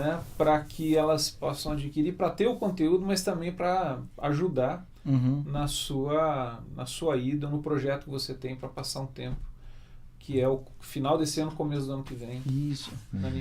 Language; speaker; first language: Portuguese; native; Portuguese